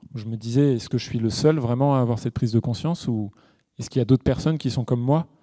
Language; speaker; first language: French; native; French